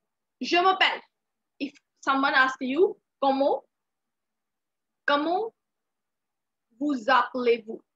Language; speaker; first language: French; non-native, learner; Hindi